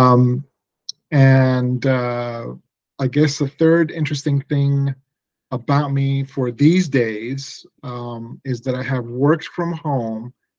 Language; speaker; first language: English; early bilingual, other home language; Persian